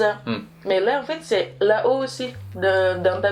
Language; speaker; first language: French; non-native, fluent; Indonesian